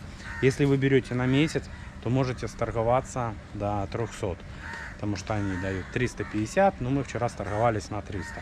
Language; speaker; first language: Russian; native; Russian